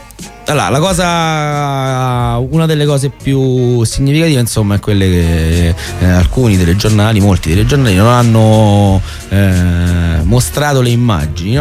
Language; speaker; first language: Italian; native; Italian